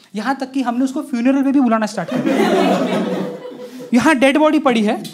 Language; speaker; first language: Hindi; non-native, local second language; Gujarati